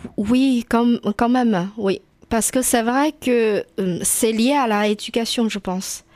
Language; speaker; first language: French; non-native, fluent; Chinese